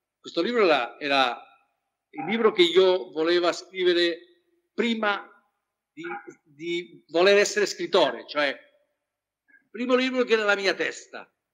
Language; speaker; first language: Italian; non-native, fluent; Spanish